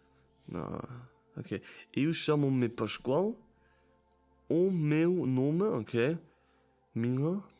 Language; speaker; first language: Portuguese; non-native, learner; German